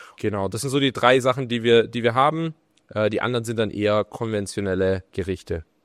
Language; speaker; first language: German; native; German